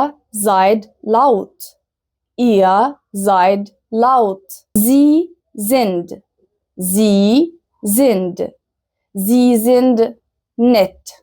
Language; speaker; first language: German; non-native, fluent; Arabic